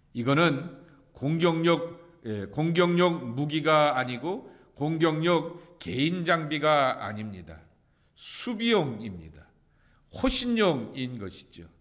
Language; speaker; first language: Korean; native; Korean